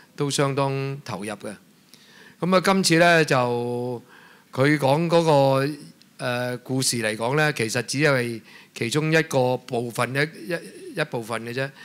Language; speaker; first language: Cantonese; native; Cantonese